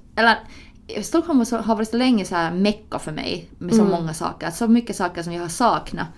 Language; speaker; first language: Swedish; early bilingual, other home language; Finnish